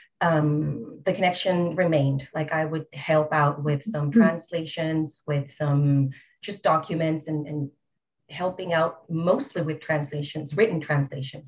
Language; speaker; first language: English; non-native, fluent; Spanish